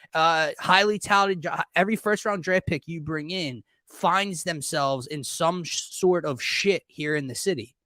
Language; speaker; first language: English; native; English